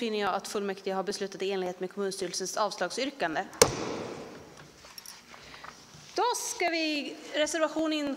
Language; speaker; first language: Swedish; native; Swedish